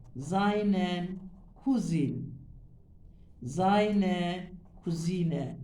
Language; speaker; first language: German; non-native, fluent; Turkish